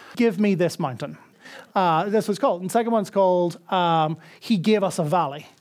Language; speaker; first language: English; native; English